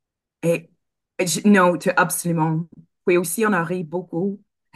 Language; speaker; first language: French; non-native, fluent; English